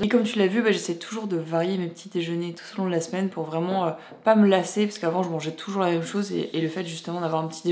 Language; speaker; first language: French; native; French